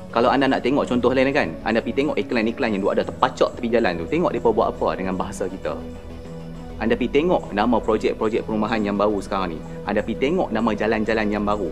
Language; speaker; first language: Malay; native; Malay